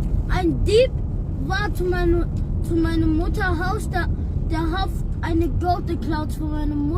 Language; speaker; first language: German; early bilingual, other home language; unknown